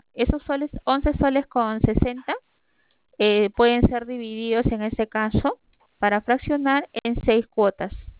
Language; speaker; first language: Spanish; native; Spanish